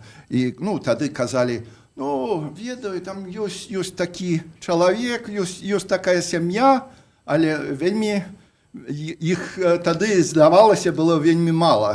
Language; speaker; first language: Belarusian; non-native, fluent; English